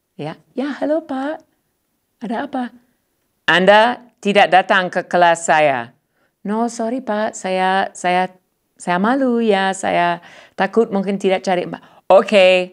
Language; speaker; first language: Indonesian; non-native, learner; English